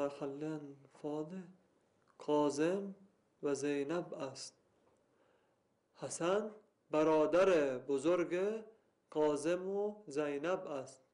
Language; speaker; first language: Persian; non-native, learner; Arabic